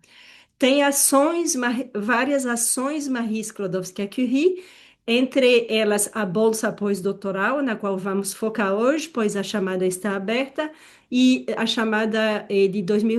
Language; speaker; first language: Portuguese; non-native, fluent; French